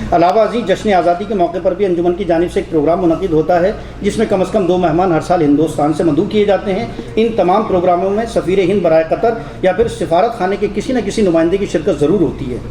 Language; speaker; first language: Urdu; native; Urdu